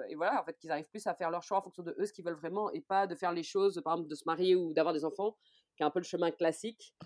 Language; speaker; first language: French; native; French